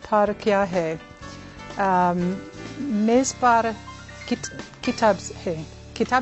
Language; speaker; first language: Hindi; non-native, learner; English